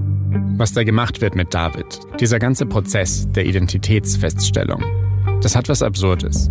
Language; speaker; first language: German; native; German